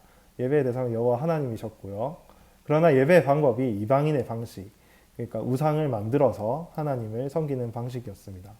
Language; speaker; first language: Korean; native; Korean